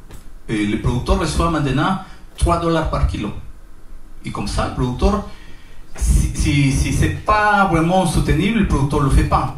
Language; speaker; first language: French; non-native, learner; Spanish